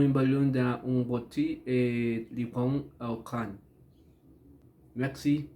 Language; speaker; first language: French; non-native, learner; Spanish